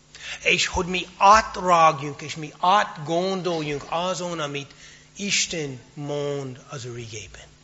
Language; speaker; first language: Hungarian; non-native, fluent; English